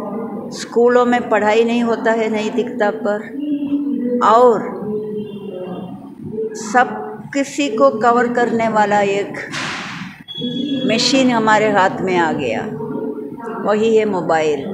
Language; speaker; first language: Hindi; non-native, local second language; Malayalam